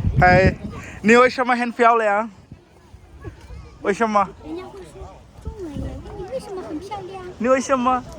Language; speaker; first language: Chinese; non-native, learner; Bangla